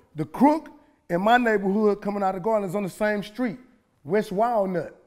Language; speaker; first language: English; native; English